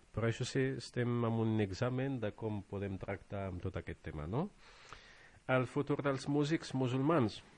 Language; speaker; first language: Catalan; non-native, fluent; Arabic